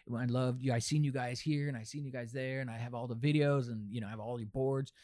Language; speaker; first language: English; native; English